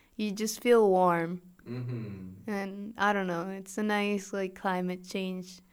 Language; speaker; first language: English; non-native, fluent; Spanish